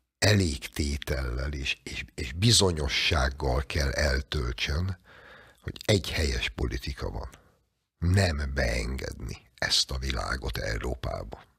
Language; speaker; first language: Hungarian; native; Hungarian